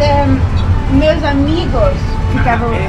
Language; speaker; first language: Portuguese; early bilingual, heritage; Portuguese